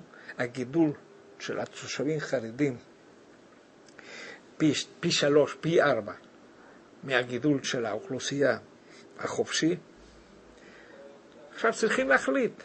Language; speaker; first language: Hebrew; early bilingual, other home language; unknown